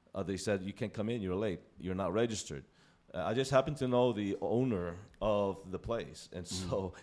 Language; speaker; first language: English; non-native, local second language; Filipino